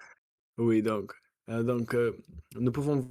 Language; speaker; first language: French; non-native, learner; Russian